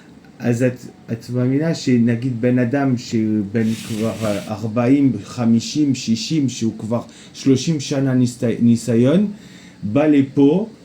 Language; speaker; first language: Hebrew; non-native, fluent; French